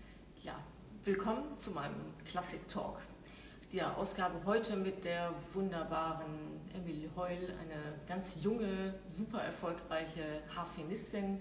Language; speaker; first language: German; native; German